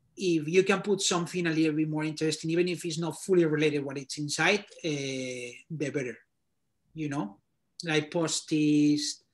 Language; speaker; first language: English; non-native, fluent; Spanish